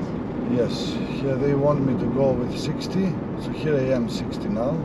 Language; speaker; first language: English; non-native, learner; Greek